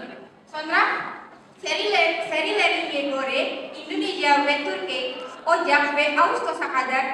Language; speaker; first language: Turkish; non-native, learner; Indonesian